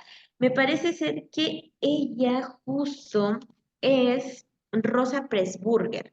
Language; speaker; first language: Spanish; native; Spanish